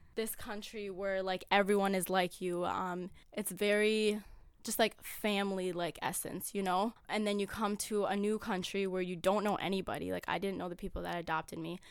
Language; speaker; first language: English; early bilingual, other home language; Amharic